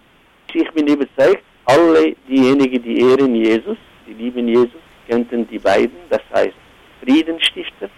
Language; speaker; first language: German; non-native, fluent; Arabic